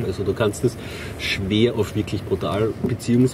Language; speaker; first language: German; native; German